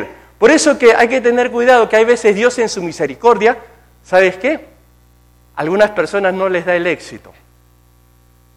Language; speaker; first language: Spanish; native; Spanish